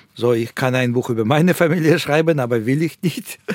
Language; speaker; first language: German; non-native, fluent; Russian